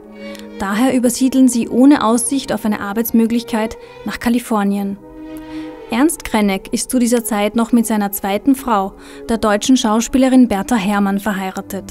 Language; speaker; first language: German; native; German